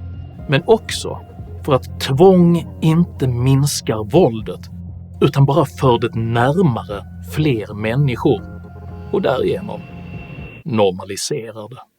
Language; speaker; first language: Swedish; native; Swedish